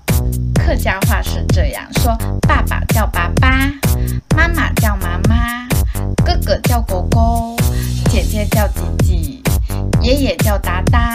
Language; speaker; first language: Chinese; non-native, local second language; Hakka Chinese